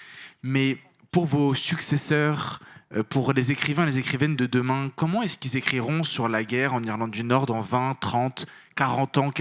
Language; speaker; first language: French; native; French